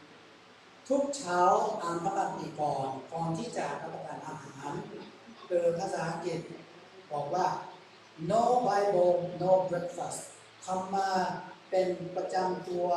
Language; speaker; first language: Thai; non-native, local second language; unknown